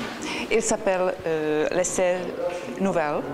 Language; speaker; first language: French; non-native, learner; Czech